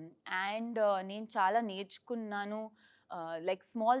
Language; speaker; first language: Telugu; non-native, learner; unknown